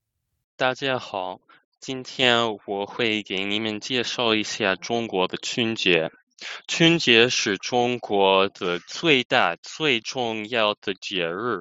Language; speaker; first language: Chinese; non-native, fluent; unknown